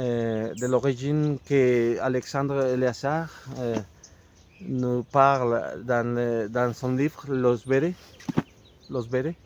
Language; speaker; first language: French; non-native, fluent; Spanish